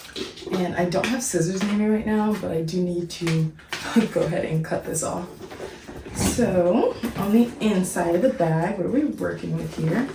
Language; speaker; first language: English; native; English